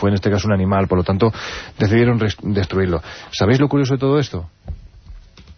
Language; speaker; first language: Spanish; native; Spanish